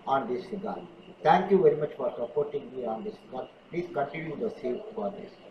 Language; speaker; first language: English; non-native, local second language; Tamil